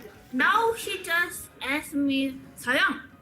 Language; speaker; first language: English; non-native, learner; Korean